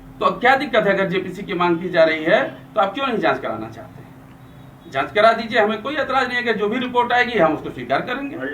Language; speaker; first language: Hindi; native; Hindi